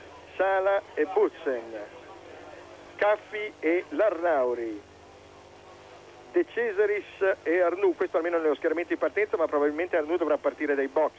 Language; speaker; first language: Italian; native; Italian